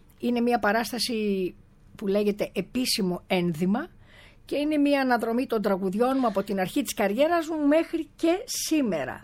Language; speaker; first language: Greek; early bilingual, other home language; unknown